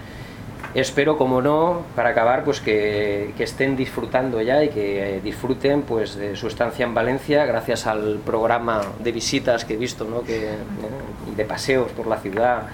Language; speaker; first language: Spanish; native; Spanish